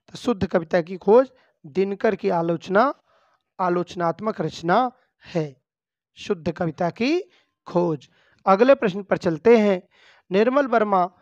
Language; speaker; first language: Hindi; native; Hindi